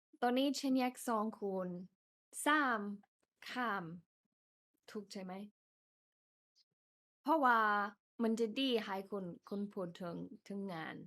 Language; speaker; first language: Thai; non-native, fluent; English